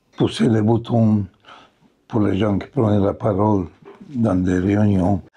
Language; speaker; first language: French; non-native, fluent; Bulgarian